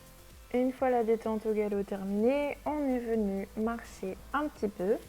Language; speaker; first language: French; native; French